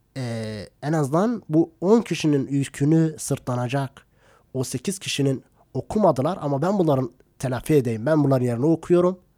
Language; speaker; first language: Turkish; non-native, local second language; Kurdish